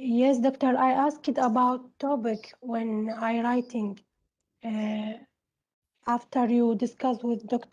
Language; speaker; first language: English; non-native, learner; Arabic